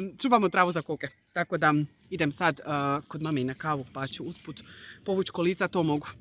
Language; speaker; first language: Bosnian; early bilingual, heritage; Croatian